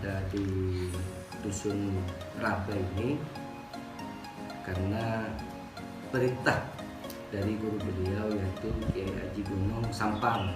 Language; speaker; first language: Indonesian; non-native, local second language; Madurese